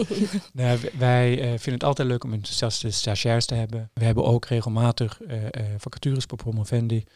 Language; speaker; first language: Dutch; non-native, fluent; Norwegian